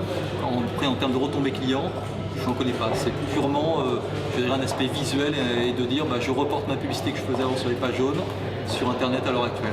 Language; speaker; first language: French; native; French